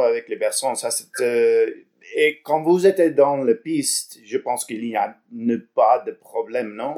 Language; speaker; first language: French; non-native, learner; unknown